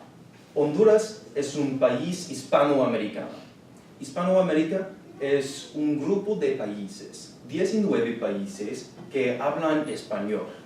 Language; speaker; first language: Spanish; non-native, learner; English